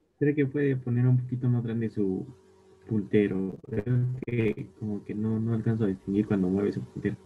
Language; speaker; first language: Spanish; native; Spanish